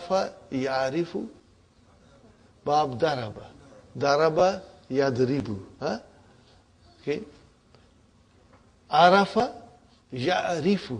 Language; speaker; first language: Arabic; non-native, fluent; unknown